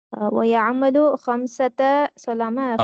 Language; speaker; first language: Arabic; non-native, learner; Tamil